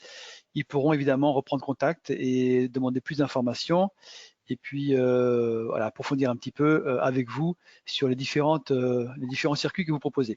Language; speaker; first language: French; native; French